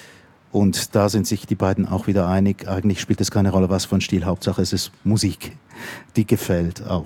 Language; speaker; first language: German; native; German